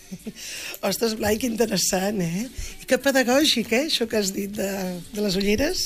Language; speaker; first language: Catalan; native; Catalan